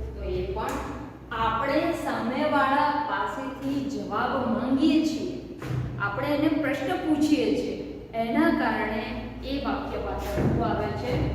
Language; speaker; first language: Gujarati; native; Gujarati